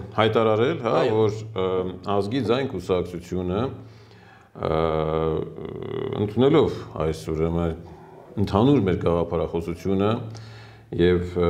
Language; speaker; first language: Armenian; native; Armenian